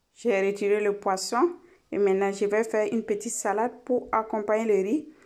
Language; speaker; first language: French; non-native, local second language; Mossi